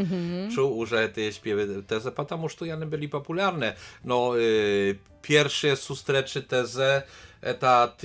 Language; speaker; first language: Polish; non-native, learner; Belarusian